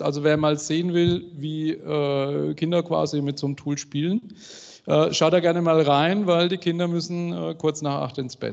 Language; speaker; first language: German; native; German